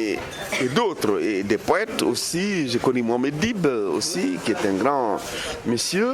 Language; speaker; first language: French; non-native, local second language; Fula